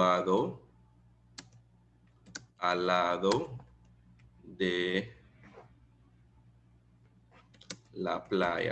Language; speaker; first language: Spanish; non-native, fluent; English